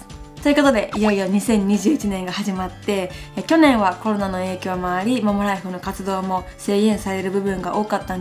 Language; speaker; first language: Japanese; native; Japanese